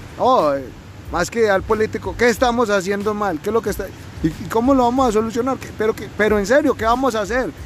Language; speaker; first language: Spanish; native; Spanish